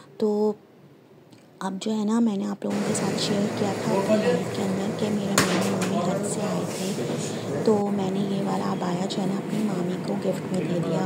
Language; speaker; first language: Hindi; native; Hindi